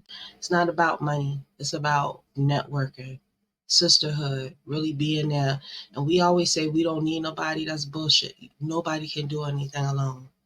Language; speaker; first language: English; native; English